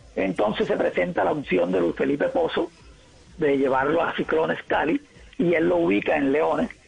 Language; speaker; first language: Spanish; native; Spanish